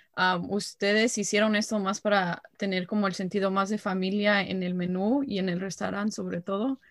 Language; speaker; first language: Spanish; early bilingual, heritage; Spanish